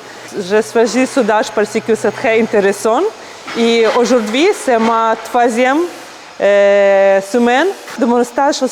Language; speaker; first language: French; non-native, learner; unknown